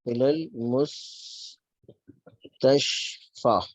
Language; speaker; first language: Arabic; non-native, fluent; Urdu